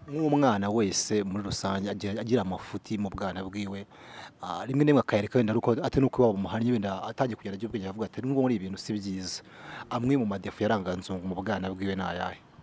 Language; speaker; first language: Kinyarwanda; native; Kinyarwanda